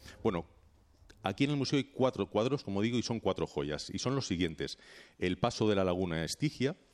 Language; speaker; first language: Spanish; native; Spanish